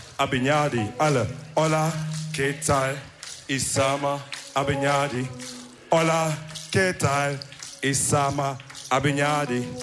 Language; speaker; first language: German; early bilingual, other home language; Wolof